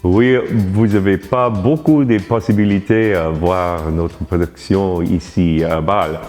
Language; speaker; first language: French; non-native, learner; English